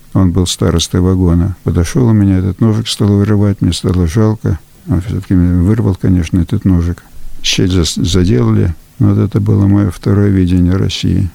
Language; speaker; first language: Russian; early bilingual, heritage; Russian